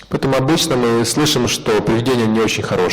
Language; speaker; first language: Russian; native; Russian